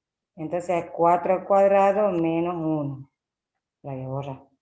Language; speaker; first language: Spanish; native; Spanish